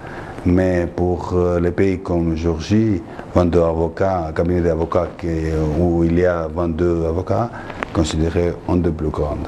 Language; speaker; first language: French; non-native, fluent; Georgian